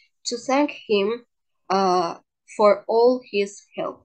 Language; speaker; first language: English; non-native, fluent; Azerbaijani